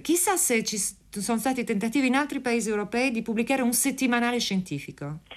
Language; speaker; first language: Italian; native; Italian